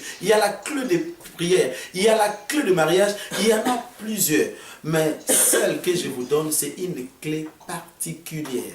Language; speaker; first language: French; non-native, local second language; Lingala